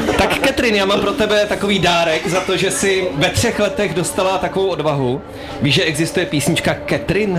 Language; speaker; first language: Czech; native; Czech